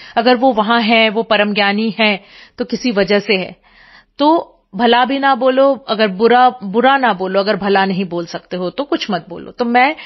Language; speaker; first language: Hindi; non-native, local second language; Bangla